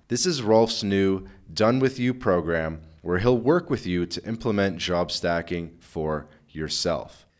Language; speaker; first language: English; native; English